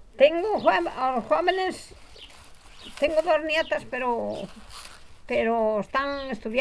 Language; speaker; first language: Spanish; non-native, local second language; Galician